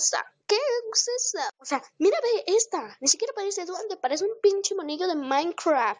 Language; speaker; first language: Spanish; native; Spanish